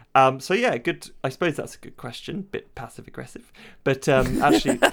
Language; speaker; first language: English; native; English